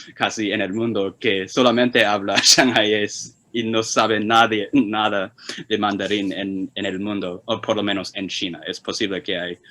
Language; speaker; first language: Spanish; non-native, fluent; Chinese